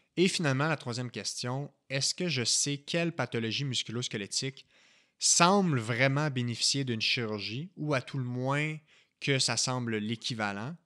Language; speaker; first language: French; native; French